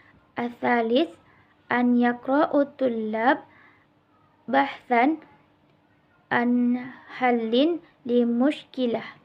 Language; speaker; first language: Arabic; non-native, learner; Indonesian